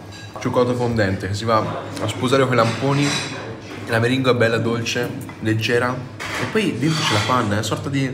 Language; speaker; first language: Italian; native; Italian